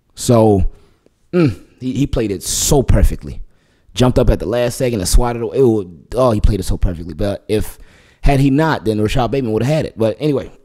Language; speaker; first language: English; native; English